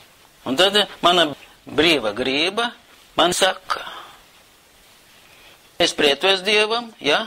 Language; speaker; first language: Latvian; non-native, local second language; Russian